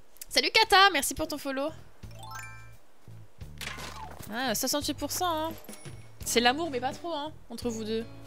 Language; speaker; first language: French; native; French